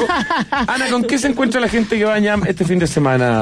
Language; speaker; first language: Spanish; native; Spanish